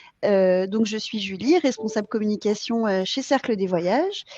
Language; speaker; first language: French; native; French